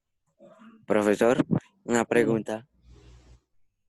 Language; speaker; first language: Spanish; native; Spanish